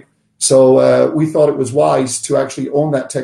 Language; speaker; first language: English; native; English